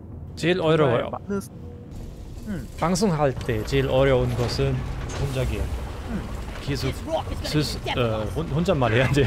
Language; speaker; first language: Korean; non-native, learner; German